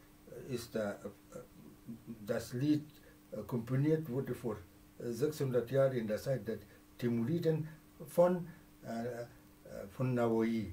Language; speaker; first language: German; non-native, fluent; Persian